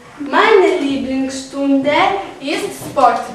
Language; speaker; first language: German; non-native, learner; Ukrainian